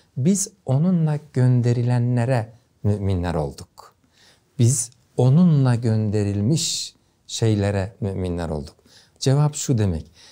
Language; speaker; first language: Turkish; native; Turkish